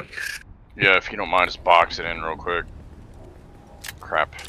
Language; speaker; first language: English; native; English